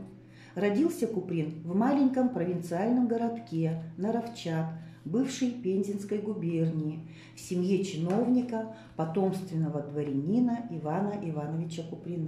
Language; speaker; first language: Russian; native; Russian